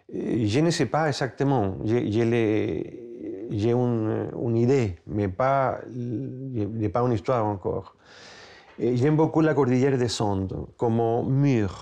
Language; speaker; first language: French; non-native, fluent; Spanish